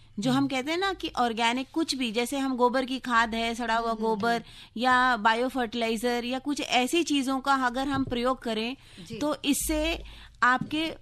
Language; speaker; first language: Hindi; native; Hindi